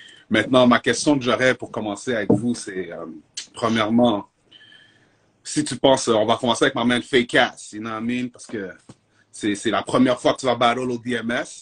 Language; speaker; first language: French; native; French